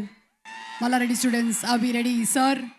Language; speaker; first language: Telugu; native; Telugu